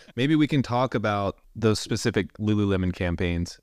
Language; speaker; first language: English; native; English